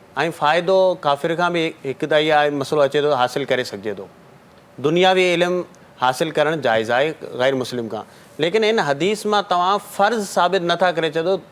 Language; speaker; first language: Sindhi; non-native, local second language; Marwari